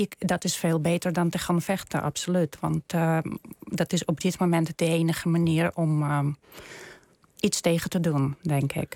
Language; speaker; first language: Dutch; non-native, fluent; Russian